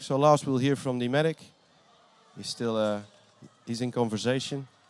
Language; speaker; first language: English; non-native, fluent; Dutch